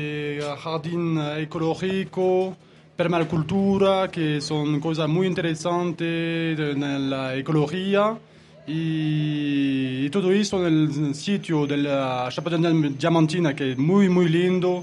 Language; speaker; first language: Spanish; non-native, learner; French